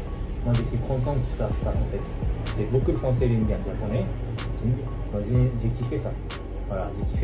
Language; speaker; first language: French; non-native, learner; Japanese